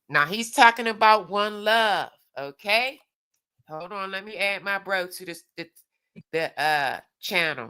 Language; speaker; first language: English; native; English